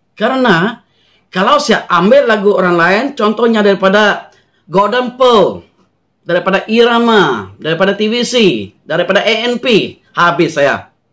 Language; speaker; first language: Malay; non-native, local second language; Iban